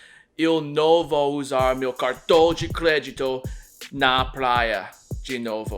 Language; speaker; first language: Portuguese; non-native, learner; English